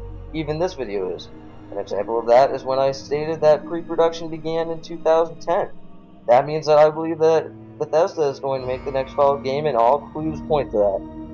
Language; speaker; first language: English; native; English